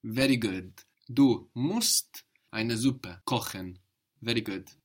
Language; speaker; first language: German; non-native, fluent; English